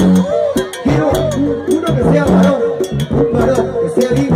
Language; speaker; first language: Spanish; native; Spanish